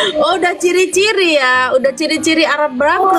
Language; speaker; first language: Indonesian; native; Indonesian